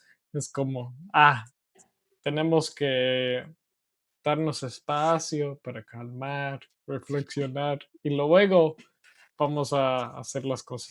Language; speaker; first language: Spanish; non-native, learner; English